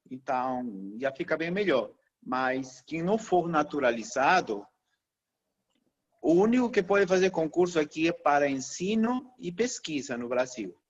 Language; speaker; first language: Portuguese; non-native, fluent; Spanish